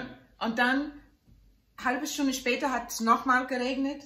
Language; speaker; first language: German; non-native, fluent; English